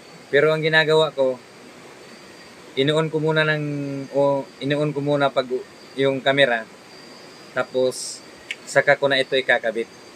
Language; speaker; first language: Filipino; non-native, local second language; Cebuano